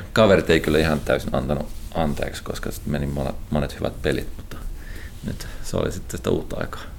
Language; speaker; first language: Finnish; native; Finnish